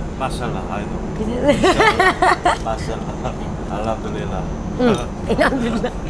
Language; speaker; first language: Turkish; non-native, learner; Korean